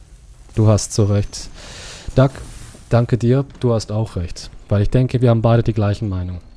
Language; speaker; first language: German; non-native, learner; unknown